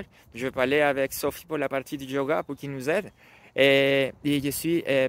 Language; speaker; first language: French; non-native, learner; Spanish